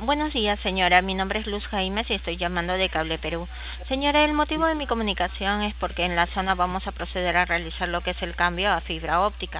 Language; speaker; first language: Spanish; native; Spanish